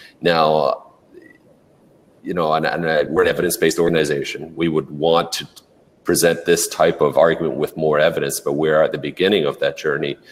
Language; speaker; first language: English; native; English